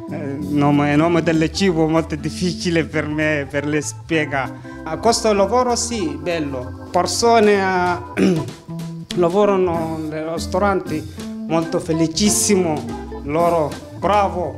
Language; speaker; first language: Italian; non-native, learner; Arabic